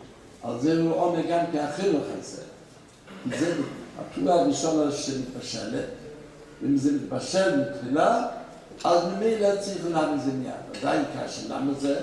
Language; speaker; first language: Hebrew; non-native, fluent; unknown